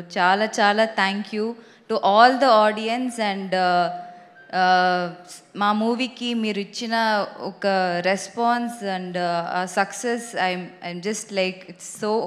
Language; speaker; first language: Telugu; non-native, fluent; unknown